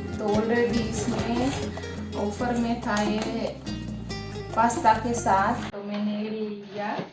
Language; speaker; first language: Hindi; non-native, local second language; Gujarati